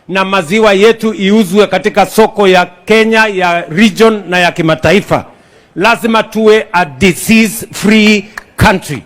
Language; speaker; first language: Swahili; non-native, local second language; Kalenjin